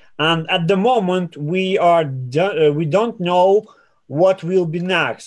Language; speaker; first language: English; non-native, fluent; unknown